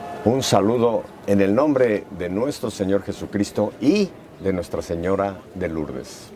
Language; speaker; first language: Spanish; native; Spanish